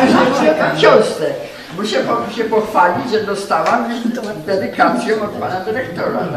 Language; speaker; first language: Polish; native; Polish